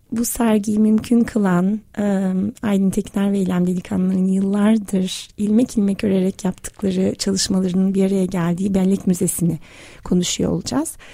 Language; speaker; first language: Turkish; native; Turkish